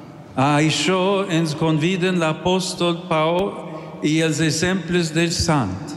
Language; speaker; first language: Catalan; non-native, learner; English